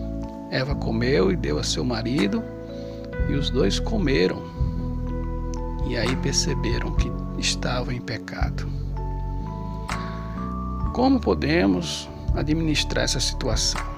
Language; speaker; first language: Portuguese; native; Portuguese